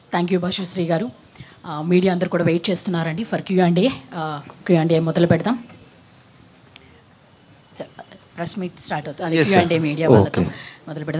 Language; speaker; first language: Telugu; native; Telugu